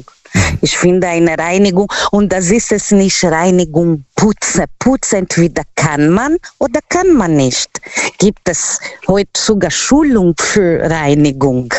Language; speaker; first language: German; non-native, learner; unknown